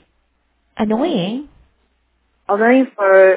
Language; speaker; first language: English; non-native, learner; Korean